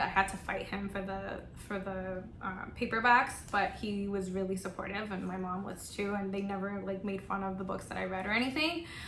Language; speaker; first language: English; non-native, local second language; Spanish